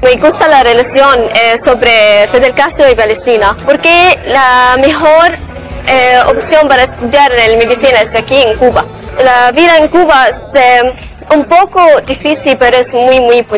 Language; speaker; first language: Spanish; non-native, learner; Arabic